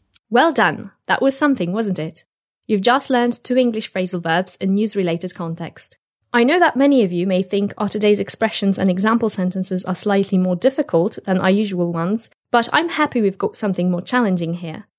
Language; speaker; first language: English; non-native, fluent; Polish